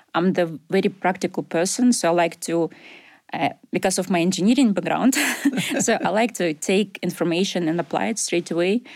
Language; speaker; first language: English; non-native, fluent; Ukrainian